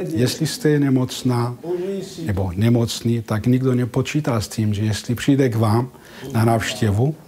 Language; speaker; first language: Czech; non-native, fluent; Arabic